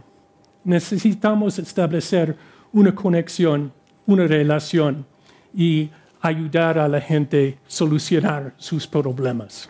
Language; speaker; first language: Spanish; non-native, fluent; English